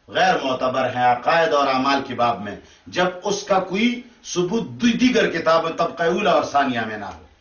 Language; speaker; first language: Urdu; non-native, local second language; Pashto